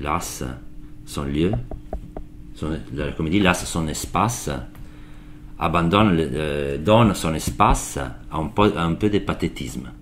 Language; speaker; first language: French; non-native, learner; Italian